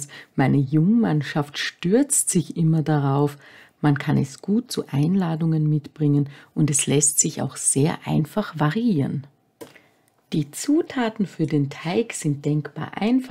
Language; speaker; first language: German; native; German